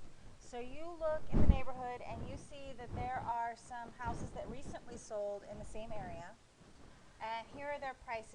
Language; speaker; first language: English; native; English